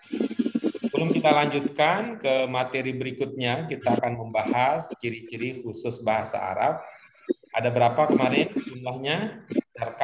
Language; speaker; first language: Indonesian; native; Indonesian